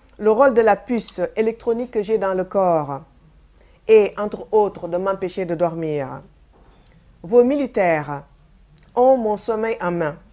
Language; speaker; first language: French; non-native, local second language; Wolof